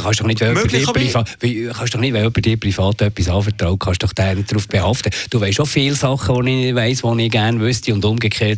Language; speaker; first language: German; native; German